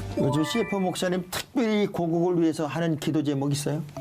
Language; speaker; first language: Korean; native; Korean